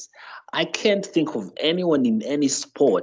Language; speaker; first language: English; non-native, local second language; Ganda